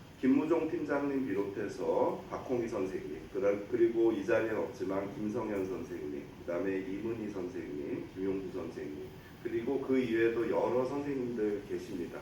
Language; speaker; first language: Korean; native; Korean